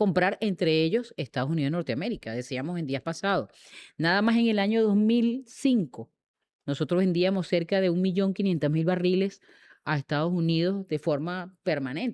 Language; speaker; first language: Spanish; native; Spanish